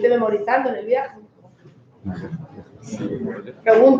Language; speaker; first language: Spanish; native; Spanish